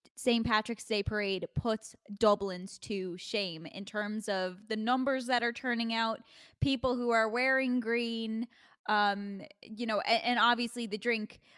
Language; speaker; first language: English; native; English